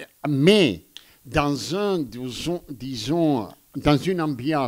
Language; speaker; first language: French; non-native, fluent; Greek